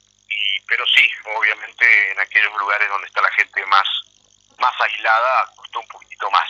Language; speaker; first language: Spanish; native; Spanish